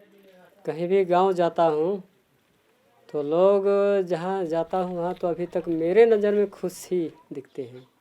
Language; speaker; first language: Hindi; non-native, local second language; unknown